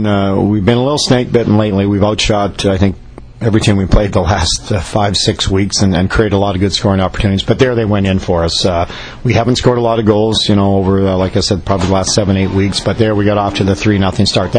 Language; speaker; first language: English; native; English